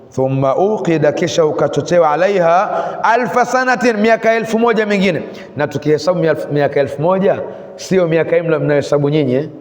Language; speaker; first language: Swahili; native; Swahili